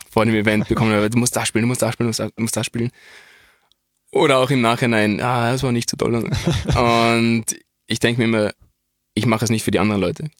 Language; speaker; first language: German; native; German